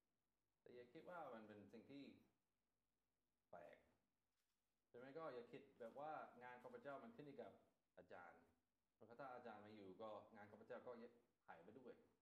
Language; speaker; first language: Thai; non-native, fluent; English